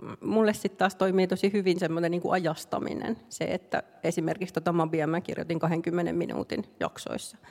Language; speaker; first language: Finnish; native; Finnish